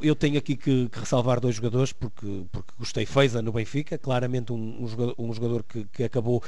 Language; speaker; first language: Portuguese; native; Portuguese